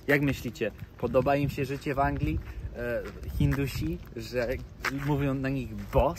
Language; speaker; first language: Polish; early bilingual, heritage; Polish